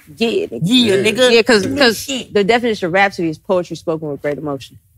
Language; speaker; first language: English; native; English